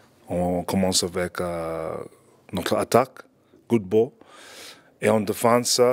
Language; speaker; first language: French; non-native, fluent; English